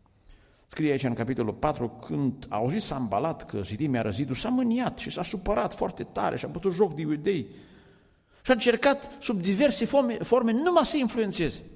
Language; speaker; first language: Romanian; native; Romanian